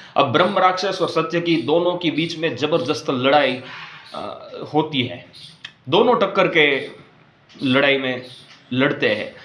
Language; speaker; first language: Hindi; non-native, local second language; Gujarati